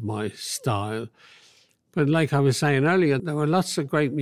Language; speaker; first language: English; native; English